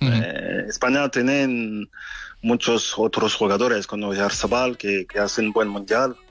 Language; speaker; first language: Spanish; non-native, fluent; French